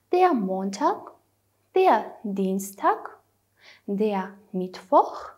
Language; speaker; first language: German; non-native, fluent; Armenian